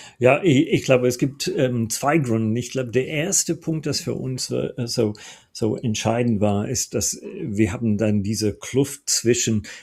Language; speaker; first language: German; non-native, fluent; English